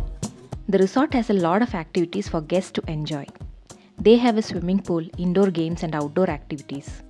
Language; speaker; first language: English; non-native, local second language; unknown